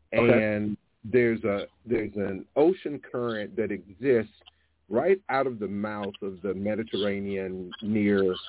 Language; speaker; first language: English; native; English